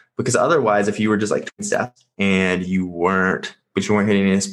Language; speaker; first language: English; native; English